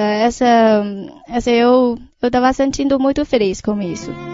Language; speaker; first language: Portuguese; non-native, fluent; Chinese